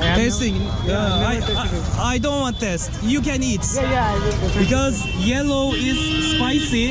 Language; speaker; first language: English; non-native, learner; Turkish